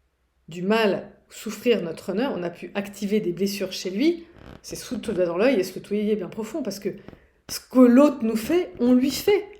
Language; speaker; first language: French; native; French